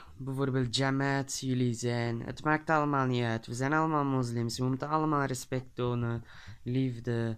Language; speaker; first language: Dutch; early bilingual, other home language; Turkish